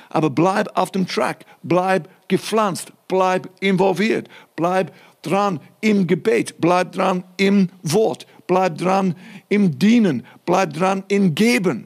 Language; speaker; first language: German; non-native, fluent; English